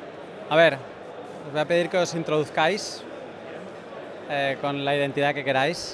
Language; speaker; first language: Spanish; native; Spanish